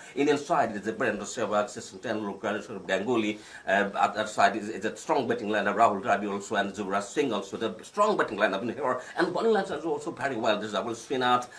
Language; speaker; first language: English; non-native, local second language; Assamese